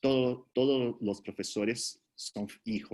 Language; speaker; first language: Spanish; non-native, fluent; Portuguese